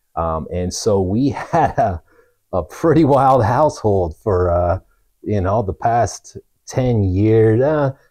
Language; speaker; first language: English; native; English